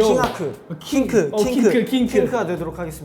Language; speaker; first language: Korean; native; Korean